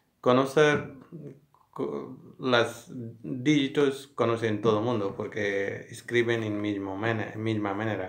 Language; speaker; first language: Spanish; non-native, learner; Hindi